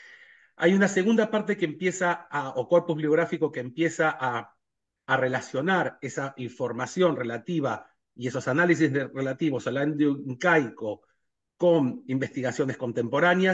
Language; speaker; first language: Spanish; native; Spanish